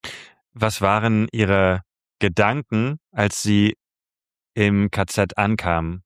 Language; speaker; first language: German; native; German